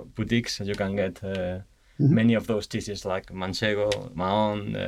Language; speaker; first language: English; non-native, fluent; Spanish